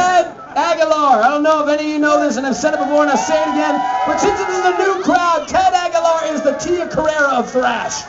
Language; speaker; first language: English; native; English